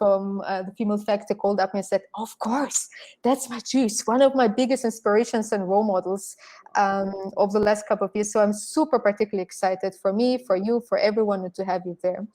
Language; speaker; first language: English; non-native, fluent; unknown